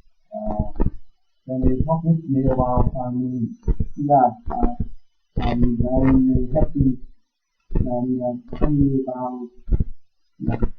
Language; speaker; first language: English; non-native, learner; Vietnamese